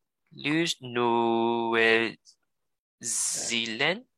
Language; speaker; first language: French; non-native, learner; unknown